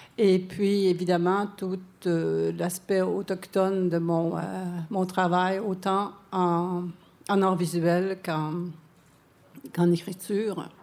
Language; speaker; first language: French; non-native, local second language; Cree